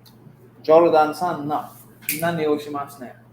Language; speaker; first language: Japanese; non-native, learner; English